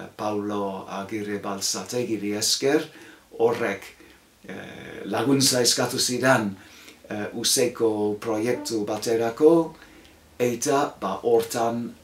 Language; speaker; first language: Basque; non-native, fluent; English